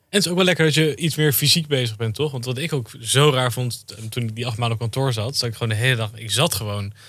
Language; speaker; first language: Dutch; native; Dutch